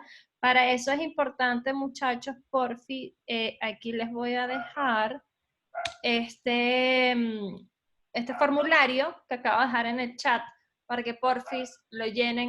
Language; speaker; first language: Spanish; native; Spanish